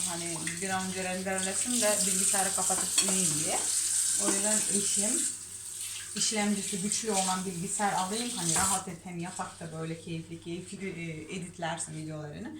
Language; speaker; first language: Turkish; non-native, fluent; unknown